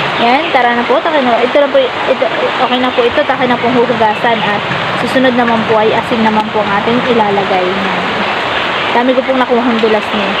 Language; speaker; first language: Filipino; native; Filipino